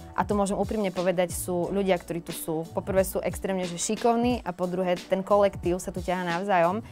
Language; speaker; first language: Slovak; native; Slovak